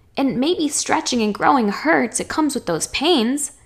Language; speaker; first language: English; native; English